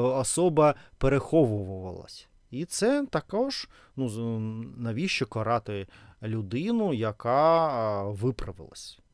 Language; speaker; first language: Ukrainian; non-native, local second language; Russian